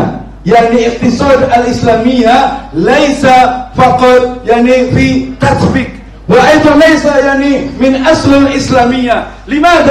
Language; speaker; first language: Arabic; non-native, learner; Malay